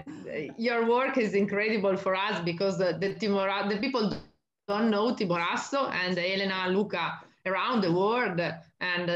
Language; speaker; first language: English; non-native, learner; Italian